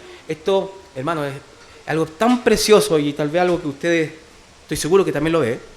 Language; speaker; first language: Spanish; native; Spanish